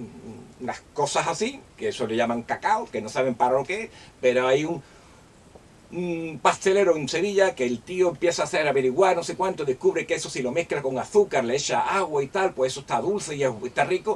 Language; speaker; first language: Spanish; native; Spanish